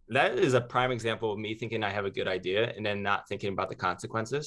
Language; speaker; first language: English; native; English